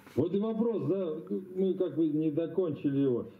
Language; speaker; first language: Russian; native; Russian